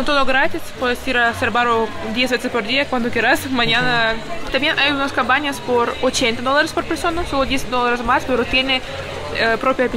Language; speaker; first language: Spanish; non-native, learner; Ukrainian